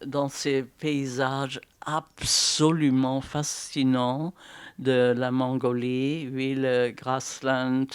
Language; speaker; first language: French; non-native, fluent; German